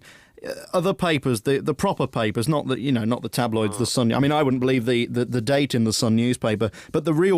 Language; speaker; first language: English; native; English